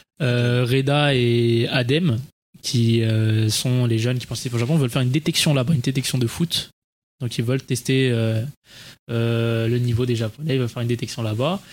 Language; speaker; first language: French; native; French